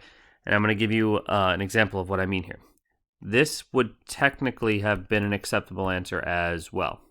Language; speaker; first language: English; native; English